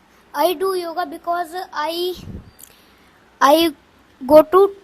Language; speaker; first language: English; non-native, learner; Hindi